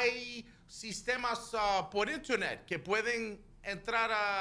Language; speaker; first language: Spanish; early bilingual, heritage; Spanish